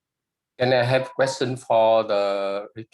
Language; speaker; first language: English; non-native, learner; Vietnamese